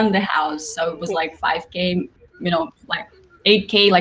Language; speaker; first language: English; non-native, fluent; Portuguese